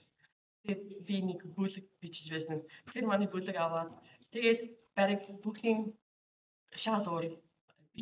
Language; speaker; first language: Mongolian; non-native, fluent; English